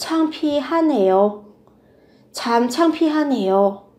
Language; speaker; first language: Korean; non-native, fluent; Vietnamese